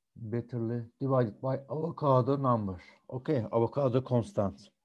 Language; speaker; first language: English; non-native, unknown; Turkish